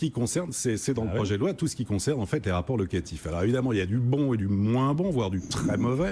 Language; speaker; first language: French; native; French